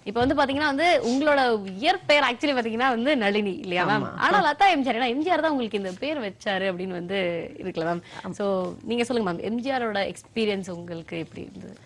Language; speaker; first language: Tamil; native; Tamil